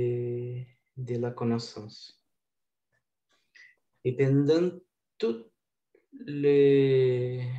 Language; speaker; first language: French; non-native, learner; Portuguese